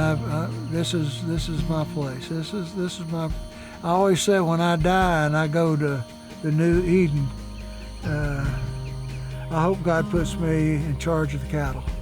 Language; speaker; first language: English; native; English